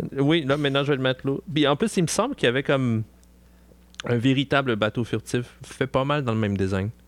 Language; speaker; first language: French; native; French